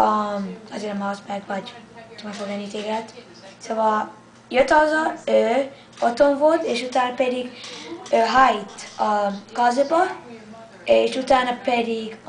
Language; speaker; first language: Hungarian; early bilingual, heritage; English